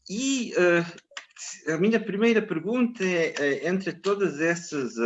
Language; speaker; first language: Portuguese; non-native, fluent; Croatian